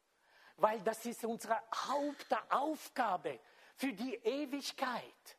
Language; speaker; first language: German; non-native, fluent; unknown